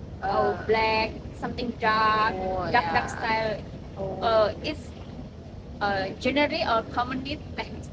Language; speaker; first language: English; non-native, learner; Indonesian